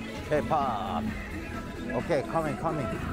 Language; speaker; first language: English; non-native, learner; Korean